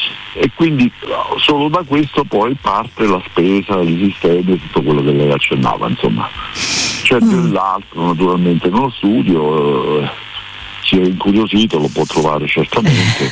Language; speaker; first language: Italian; native; Italian